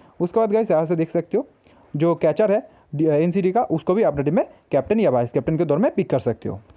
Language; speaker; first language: Hindi; native; Hindi